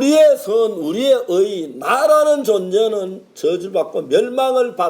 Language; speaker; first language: Korean; native; Korean